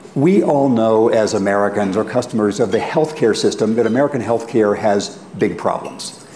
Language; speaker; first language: English; native; English